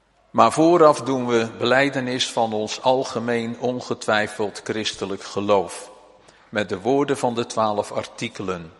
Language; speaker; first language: Dutch; native; Dutch